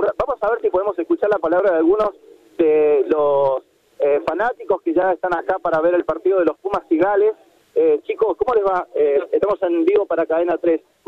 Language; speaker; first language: Spanish; native; Spanish